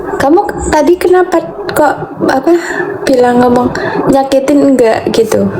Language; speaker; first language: Indonesian; non-native, local second language; Javanese